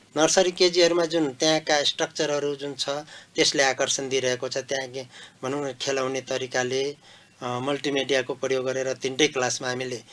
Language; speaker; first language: Nepali; non-native, local second language; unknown